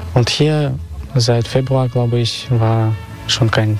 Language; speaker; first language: German; non-native, fluent; Russian